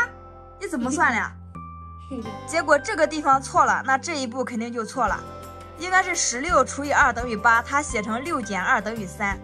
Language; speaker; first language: Chinese; native; Chinese